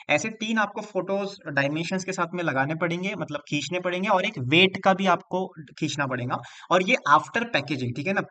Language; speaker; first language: Hindi; non-native, local second language; Marathi